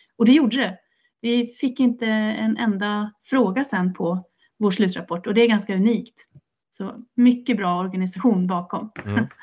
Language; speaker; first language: Swedish; native; Swedish